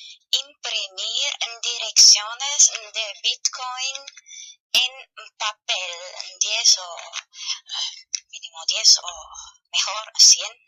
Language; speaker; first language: Spanish; non-native, fluent; German